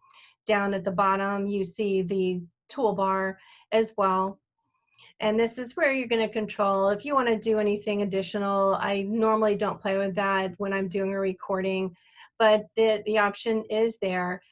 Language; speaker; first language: English; native; English